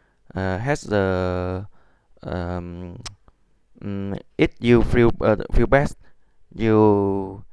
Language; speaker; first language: English; non-native, learner; Vietnamese